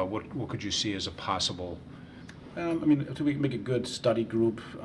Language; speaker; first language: English; non-native, fluent; German